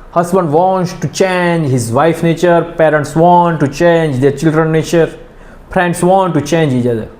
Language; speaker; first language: English; non-native, local second language; Gujarati